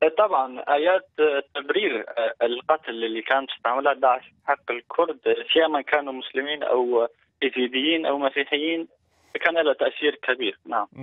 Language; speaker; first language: Arabic; non-native, local second language; Kurdish